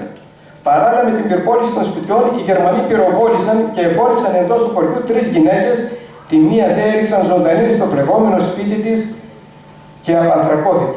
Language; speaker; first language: Greek; native; Greek